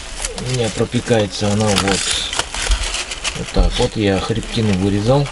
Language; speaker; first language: Russian; native; Russian